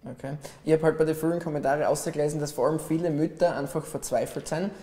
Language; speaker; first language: German; native; German